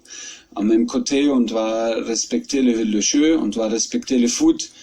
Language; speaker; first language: French; non-native, fluent; German